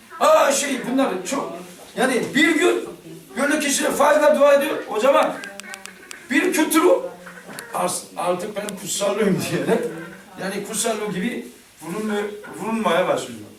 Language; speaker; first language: Turkish; non-native, learner; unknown